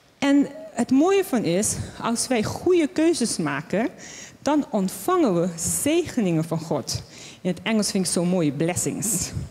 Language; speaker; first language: Dutch; non-native, local second language; Papiamento